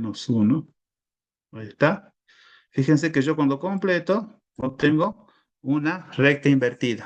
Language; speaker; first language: Spanish; native; Spanish